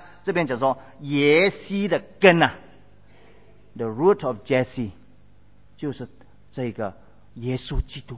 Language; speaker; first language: Chinese; native; Chinese